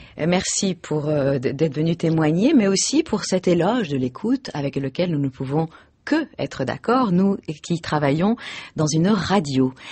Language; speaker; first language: French; native; French